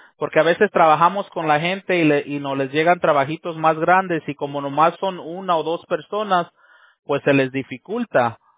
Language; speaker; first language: Spanish; early bilingual, heritage; Spanish